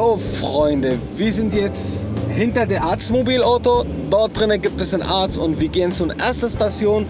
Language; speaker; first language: German; non-native, fluent; Arabic